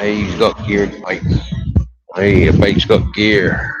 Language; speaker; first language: English; native; English